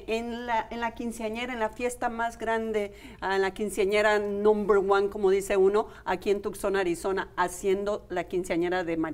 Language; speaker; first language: Spanish; native; Spanish